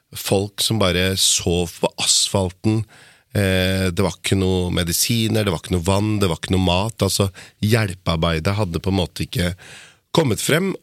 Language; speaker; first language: Norwegian; early bilingual, other home language; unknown